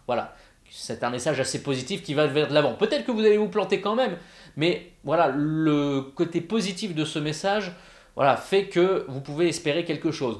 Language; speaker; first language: French; native; French